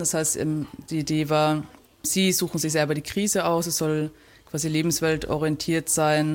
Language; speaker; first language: German; native; German